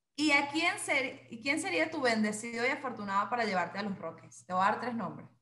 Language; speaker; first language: Spanish; native; Spanish